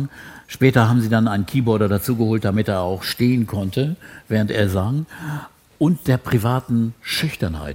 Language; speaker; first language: German; native; German